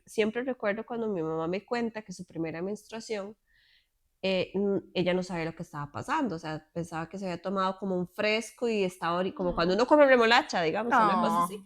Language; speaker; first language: Spanish; native; Spanish